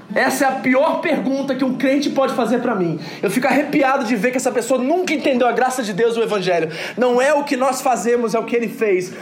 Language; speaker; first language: Portuguese; early bilingual, other home language; English